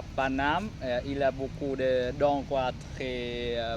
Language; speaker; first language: French; non-native, learner; Vietnamese